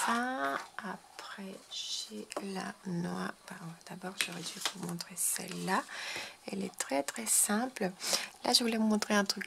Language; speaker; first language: French; non-native, fluent; Spanish